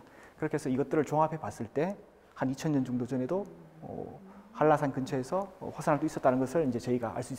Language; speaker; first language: Korean; native; Korean